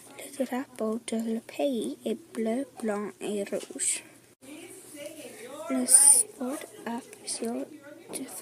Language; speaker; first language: French; non-native, learner; English